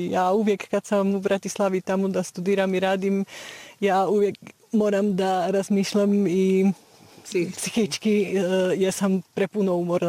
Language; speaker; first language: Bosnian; non-native, learner; Slovak